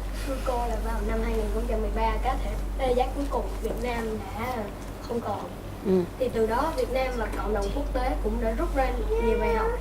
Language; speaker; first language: Vietnamese; native; Vietnamese